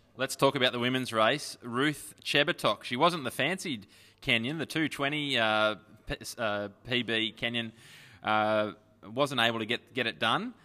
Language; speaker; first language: English; native; English